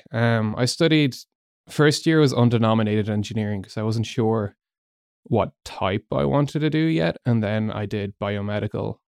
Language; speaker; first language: English; native; English